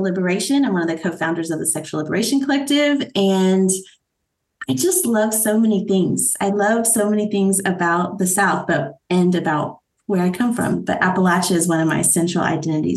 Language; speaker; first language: English; native; English